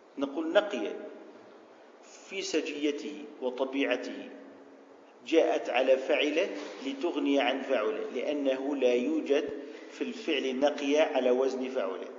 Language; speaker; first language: Arabic; native; Arabic